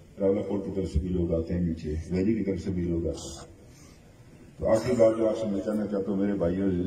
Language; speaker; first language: Urdu; non-native, local second language; Pahari-Potwari